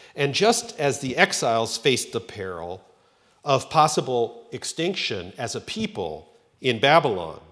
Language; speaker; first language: English; native; English